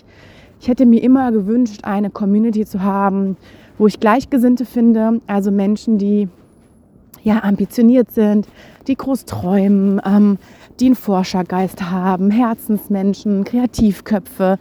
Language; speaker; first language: German; native; German